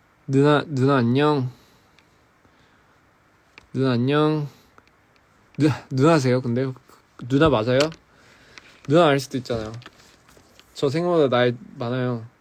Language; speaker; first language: Korean; early bilingual, heritage; English